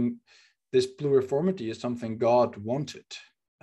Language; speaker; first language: English; non-native, fluent; Dutch